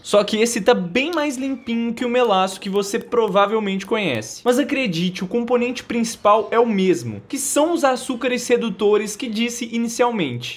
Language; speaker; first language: Portuguese; native; Portuguese